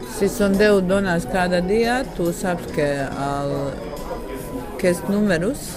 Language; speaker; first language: Catalan; non-native, learner; Bosnian